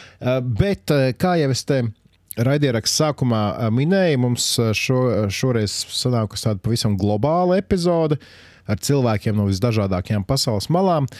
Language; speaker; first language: Latvian; native; Latvian